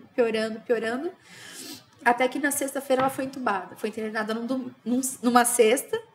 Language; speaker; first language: Portuguese; native; Portuguese